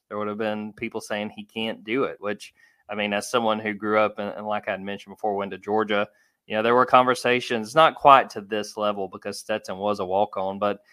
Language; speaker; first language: English; native; English